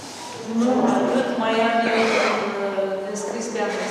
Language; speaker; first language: Romanian; native; Romanian